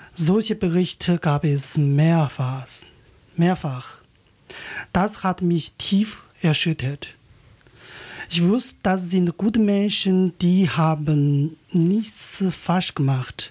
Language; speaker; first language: German; non-native, learner; Chinese